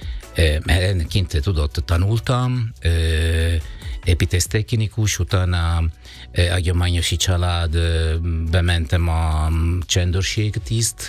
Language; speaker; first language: Hungarian; non-native, learner; Italian